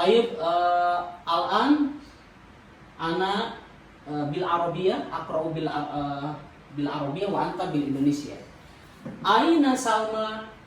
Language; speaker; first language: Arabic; non-native, fluent; Indonesian